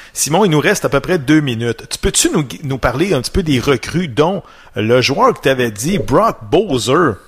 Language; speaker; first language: French; native; French